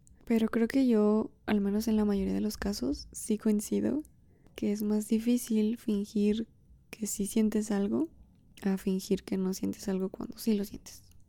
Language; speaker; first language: Spanish; native; Spanish